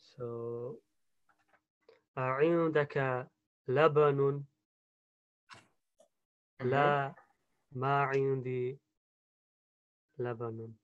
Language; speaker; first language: Arabic; non-native, learner; English